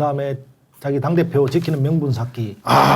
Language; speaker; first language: Korean; native; Korean